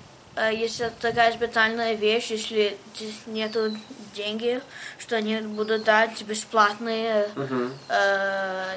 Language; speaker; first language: Russian; early bilingual, heritage; Russian